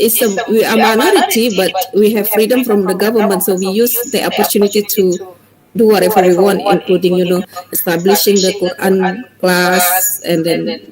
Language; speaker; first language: English; non-native, fluent; Indonesian